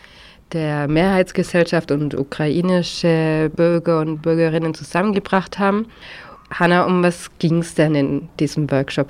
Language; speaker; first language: German; native; German